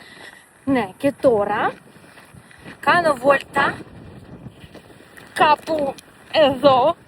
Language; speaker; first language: Greek; non-native, fluent; Russian